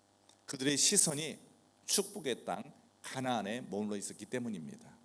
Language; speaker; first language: Korean; native; Korean